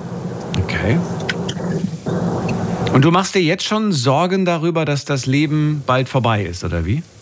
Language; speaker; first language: German; native; German